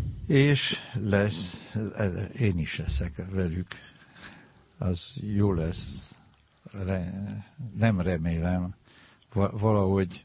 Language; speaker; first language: Hungarian; non-native, learner; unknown